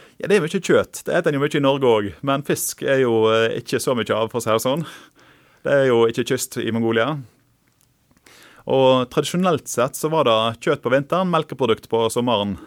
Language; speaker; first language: Norwegian; native; Norwegian